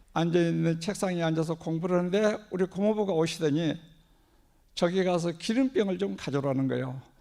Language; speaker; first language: Korean; native; Korean